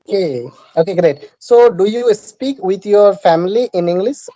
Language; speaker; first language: English; non-native, learner; Bangla